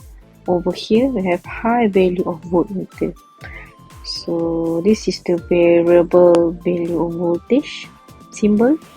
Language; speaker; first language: English; non-native, local second language; Malay